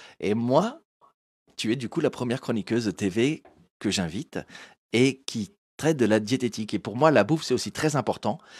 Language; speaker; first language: French; early bilingual, other home language; Portuguese